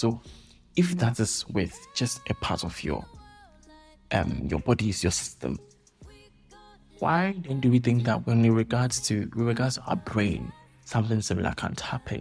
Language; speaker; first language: English; non-native, local second language; Akan